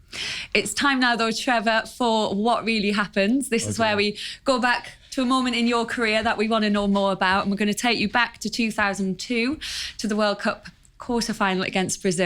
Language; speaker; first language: English; native; English